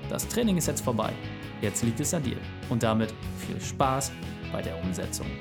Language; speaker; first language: German; native; German